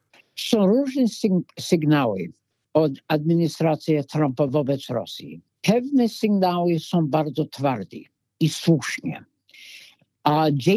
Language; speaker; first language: Polish; non-native, fluent; English